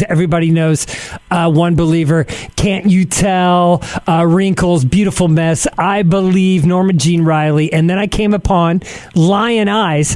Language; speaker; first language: English; native; English